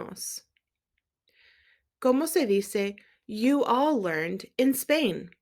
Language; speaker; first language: Spanish; non-native, learner; English